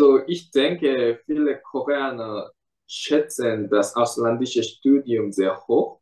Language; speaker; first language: German; non-native, fluent; Korean